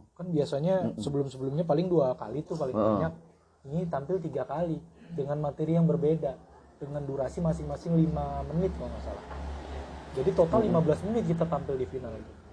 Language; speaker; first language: Indonesian; native; Indonesian